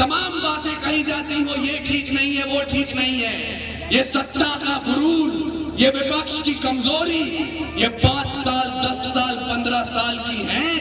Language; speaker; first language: Hindi; native; Hindi